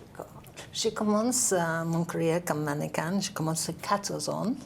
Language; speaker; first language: French; non-native, learner; English